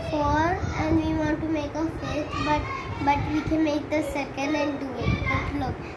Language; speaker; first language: English; non-native, learner; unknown